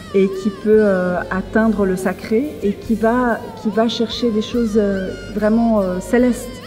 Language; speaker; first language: French; non-native, fluent; Greek